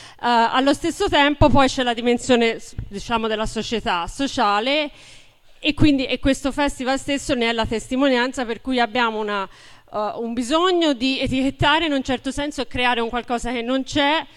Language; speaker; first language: Italian; native; Italian